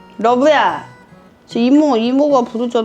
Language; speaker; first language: Korean; native; Korean